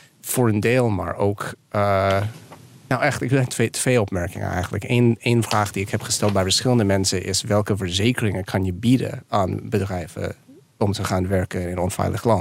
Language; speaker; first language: Dutch; non-native, fluent; English